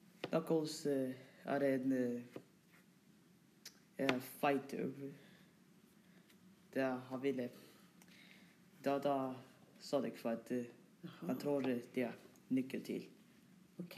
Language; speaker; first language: Swedish; non-native, learner; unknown